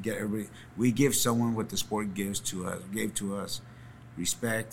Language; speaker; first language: English; native; English